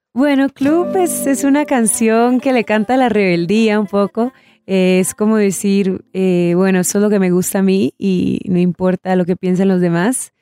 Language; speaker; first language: Spanish; native; Spanish